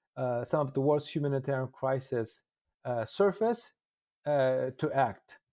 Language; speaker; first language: English; non-native, fluent; Uyghur